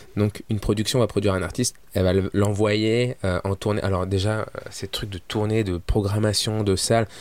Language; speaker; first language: French; early bilingual, other home language; Arabic